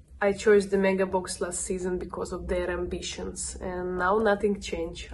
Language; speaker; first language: English; non-native, learner; Russian